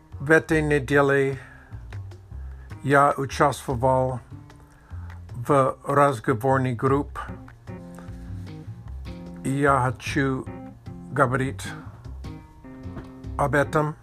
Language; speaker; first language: Russian; non-native, learner; Czech